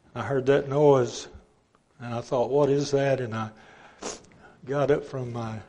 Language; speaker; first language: English; native; English